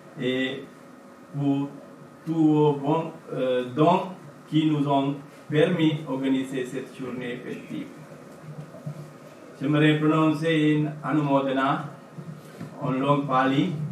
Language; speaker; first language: French; non-native, fluent; Sinhala